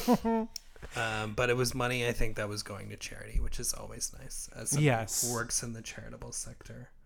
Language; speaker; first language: English; native; English